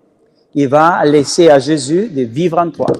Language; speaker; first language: French; non-native, learner; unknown